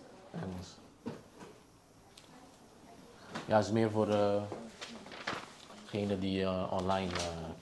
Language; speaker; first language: Dutch; non-native, local second language; Papiamento